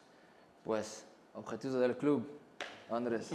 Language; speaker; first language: Spanish; non-native, fluent; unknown